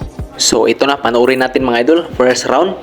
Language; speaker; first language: Filipino; native; Filipino